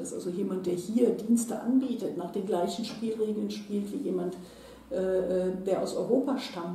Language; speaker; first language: German; native; German